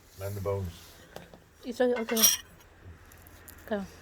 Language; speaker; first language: English; non-native, learner; Thai